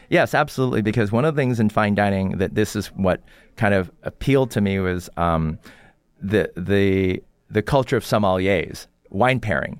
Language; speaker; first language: English; early bilingual, other home language; Korean